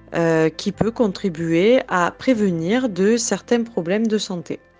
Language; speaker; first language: French; native; French